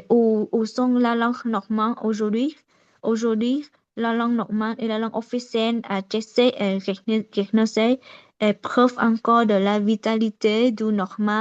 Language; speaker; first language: French; non-native, learner; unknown